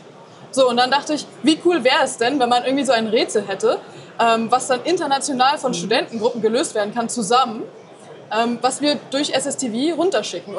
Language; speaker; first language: German; native; German